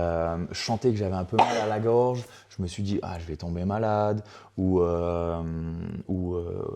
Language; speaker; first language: French; native; French